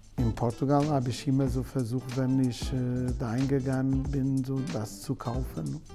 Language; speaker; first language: German; non-native, learner; Portuguese